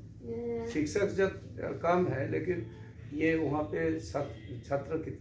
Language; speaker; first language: Hindi; non-native, local second language; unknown